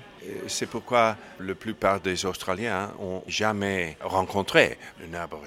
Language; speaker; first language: French; non-native, learner; English